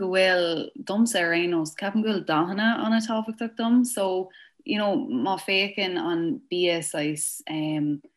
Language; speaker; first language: Irish; non-native, local second language; English